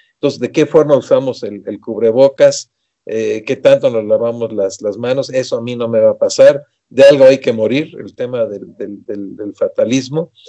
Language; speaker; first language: Spanish; native; Spanish